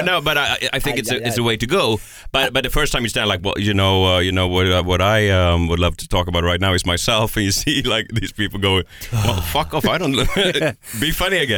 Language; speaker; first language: English; non-native, fluent; Swedish